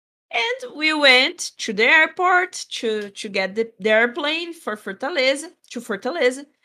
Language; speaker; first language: English; non-native, fluent; Portuguese